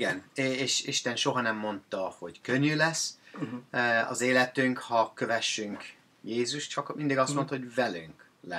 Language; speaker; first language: Hungarian; non-native, learner; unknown